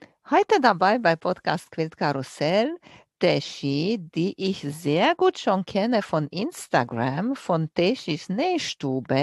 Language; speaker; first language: German; non-native, fluent; Romanian